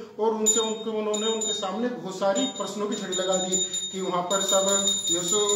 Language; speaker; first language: Hindi; native; Hindi